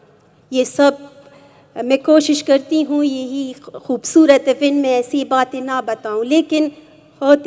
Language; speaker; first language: Hindi; non-native, fluent; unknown